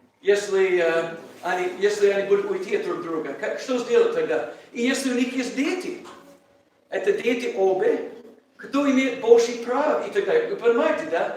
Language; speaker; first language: Russian; non-native, learner; English